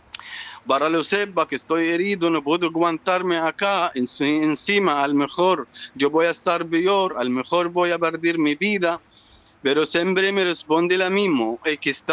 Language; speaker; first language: Spanish; non-native, learner; Arabic